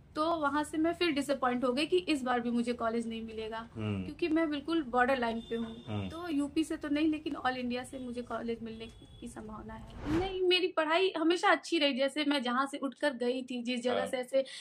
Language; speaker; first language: Hindi; native; Hindi